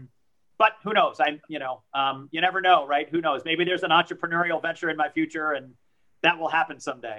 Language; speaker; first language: English; early bilingual, other home language; French